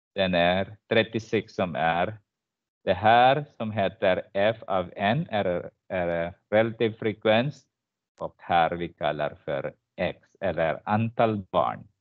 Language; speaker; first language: Swedish; non-native, fluent; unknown